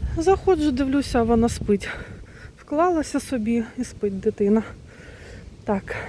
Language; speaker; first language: Ukrainian; non-native, local second language; Russian